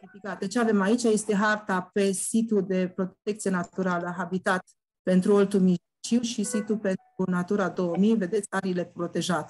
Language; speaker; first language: Romanian; native; Romanian